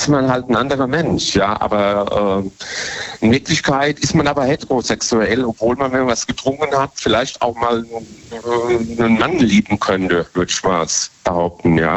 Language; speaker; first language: German; native; German